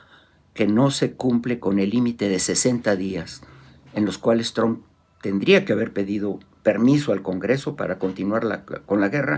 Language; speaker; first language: Spanish; native; Spanish